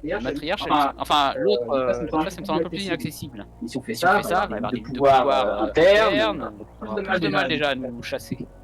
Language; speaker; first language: French; native; French